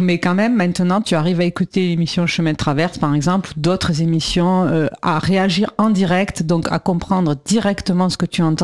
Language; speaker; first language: French; native; French